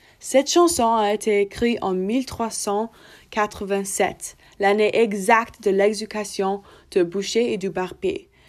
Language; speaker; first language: French; non-native, learner; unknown